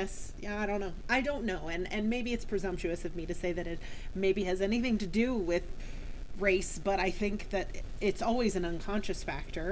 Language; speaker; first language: English; native; English